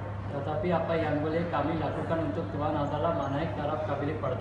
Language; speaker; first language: Malay; non-native, learner; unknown